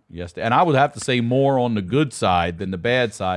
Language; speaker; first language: English; native; English